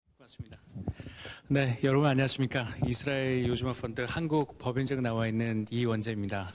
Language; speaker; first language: Korean; early bilingual, heritage; Korean